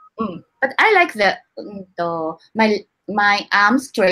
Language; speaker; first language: English; non-native, learner; Japanese